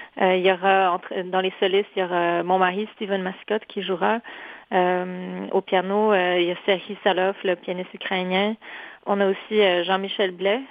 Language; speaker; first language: French; early bilingual, other home language; Polish